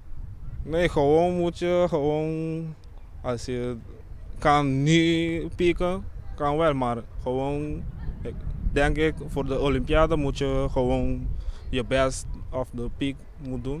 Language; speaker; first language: Dutch; non-native, local second language; Papiamento